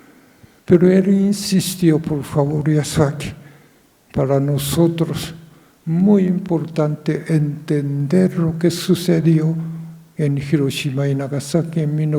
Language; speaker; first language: Spanish; non-native, fluent; Japanese